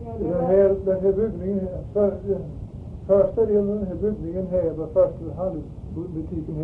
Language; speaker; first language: Swedish; early bilingual, heritage; Swedish